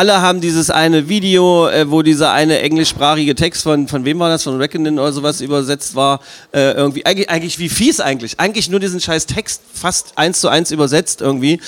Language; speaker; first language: German; native; German